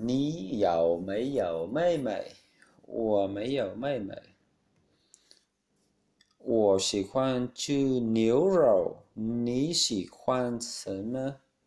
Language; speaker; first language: Chinese; non-native, learner; Vietnamese